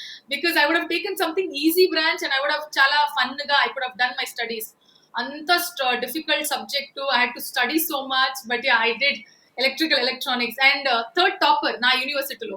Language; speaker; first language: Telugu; non-native, local second language; Kannada